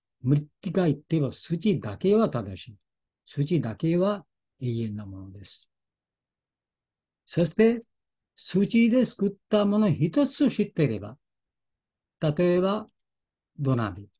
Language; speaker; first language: Japanese; non-native, fluent; Bangla